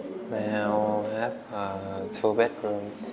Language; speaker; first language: English; non-native, learner; Vietnamese